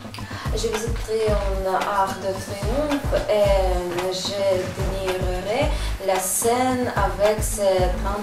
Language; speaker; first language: French; non-native, learner; Russian